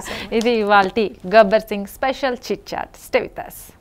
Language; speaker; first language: Telugu; native; Telugu